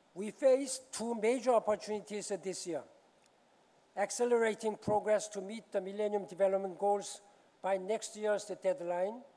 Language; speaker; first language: English; non-native, fluent; Korean